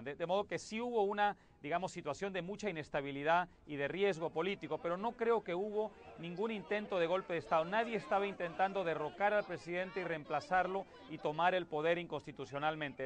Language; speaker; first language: Spanish; native; Spanish